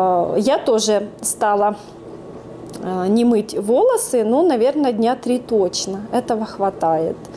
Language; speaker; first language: Russian; native; Russian